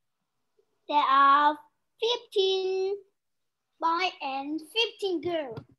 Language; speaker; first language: English; non-native, learner; Vietnamese